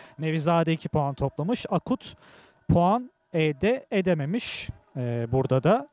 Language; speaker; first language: Turkish; native; Turkish